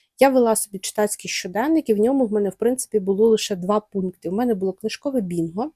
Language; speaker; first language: Ukrainian; non-native, local second language; Russian